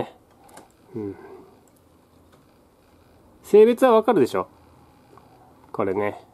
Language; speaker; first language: Japanese; native; Japanese